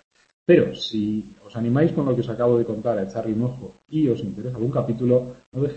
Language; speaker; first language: Spanish; native; Spanish